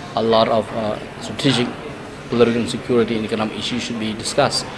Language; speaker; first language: English; non-native, fluent; Khmer